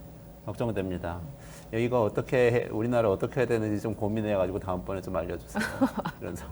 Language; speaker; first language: Korean; native; Korean